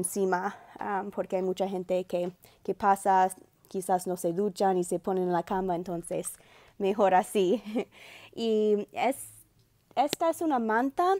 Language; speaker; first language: Spanish; non-native, fluent; English